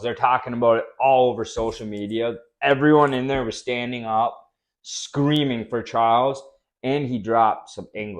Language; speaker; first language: English; native; English